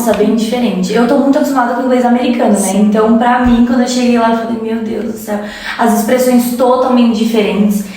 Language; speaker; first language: Portuguese; native; Portuguese